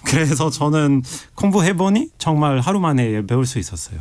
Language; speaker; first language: Korean; non-native, fluent; French